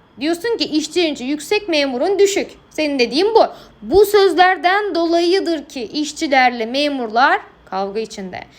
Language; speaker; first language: Turkish; native; Turkish